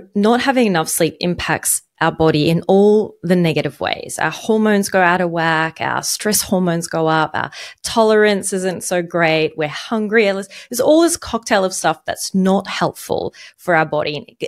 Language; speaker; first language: English; non-native, fluent; Arabic